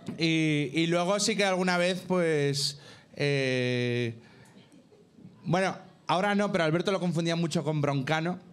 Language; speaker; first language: Spanish; native; Spanish